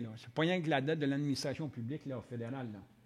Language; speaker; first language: French; native; French